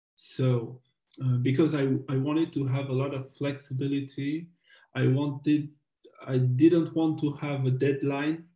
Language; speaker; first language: English; non-native, fluent; French